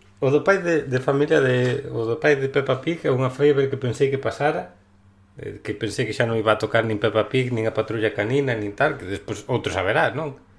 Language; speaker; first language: Galician; non-native, local second language; Spanish